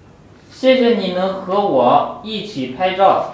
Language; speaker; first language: Chinese; non-native, fluent; Urdu